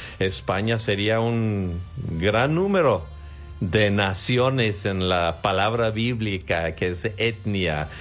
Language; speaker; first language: Spanish; non-native, fluent; English